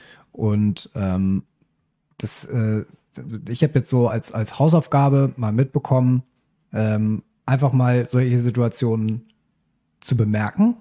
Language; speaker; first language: German; native; German